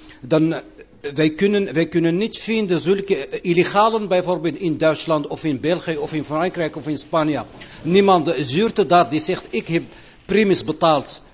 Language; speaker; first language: Dutch; non-native, fluent; Arabic